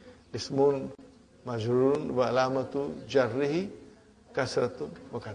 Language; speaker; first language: Arabic; non-native, fluent; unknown